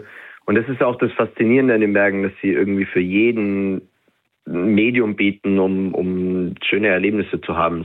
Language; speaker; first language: German; native; German